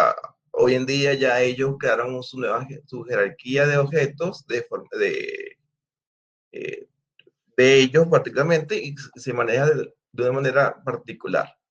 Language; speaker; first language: Spanish; native; Spanish